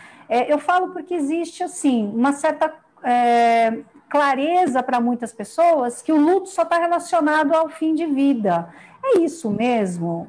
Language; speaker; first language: Portuguese; native; Portuguese